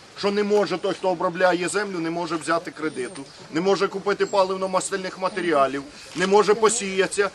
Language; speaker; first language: Ukrainian; native; Ukrainian